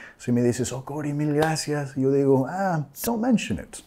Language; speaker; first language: English; native; English